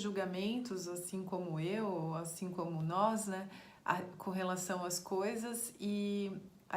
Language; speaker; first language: Portuguese; native; Portuguese